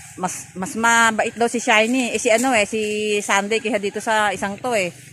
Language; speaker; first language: Filipino; native; Filipino